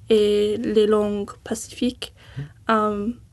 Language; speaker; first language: French; non-native, learner; English